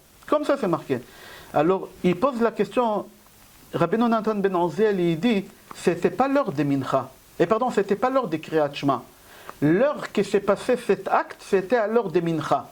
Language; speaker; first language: French; native; French